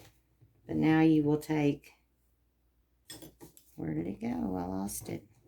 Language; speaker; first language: English; native; English